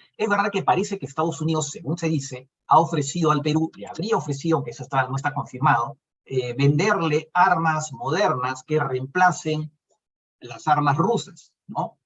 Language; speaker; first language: Spanish; native; Spanish